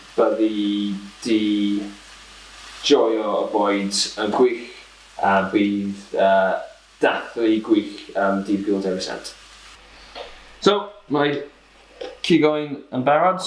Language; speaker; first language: Welsh; non-native, local second language; English